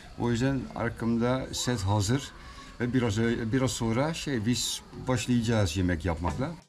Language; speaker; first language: Turkish; non-native, fluent; Dutch